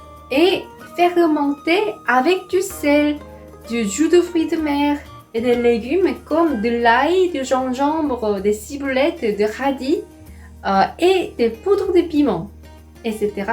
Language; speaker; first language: French; non-native, fluent; Korean